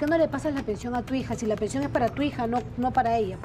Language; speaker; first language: Spanish; native; Spanish